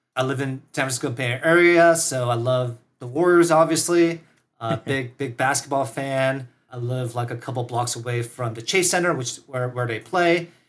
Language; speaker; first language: English; early bilingual, other home language; Korean